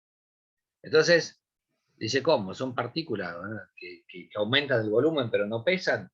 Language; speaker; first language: Spanish; native; Spanish